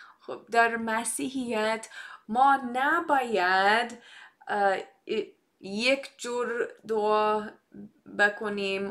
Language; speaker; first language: Persian; non-native, fluent; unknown